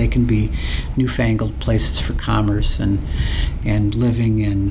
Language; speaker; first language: English; native; English